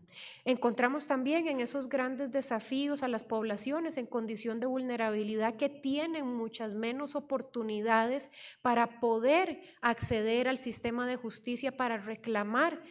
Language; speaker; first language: Spanish; native; Spanish